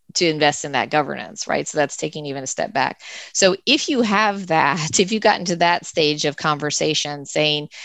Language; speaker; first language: English; native; English